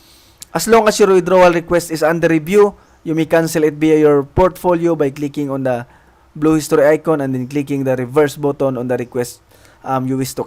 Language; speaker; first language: English; non-native, local second language; Filipino